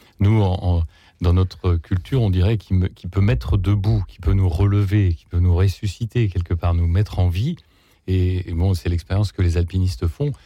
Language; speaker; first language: French; native; French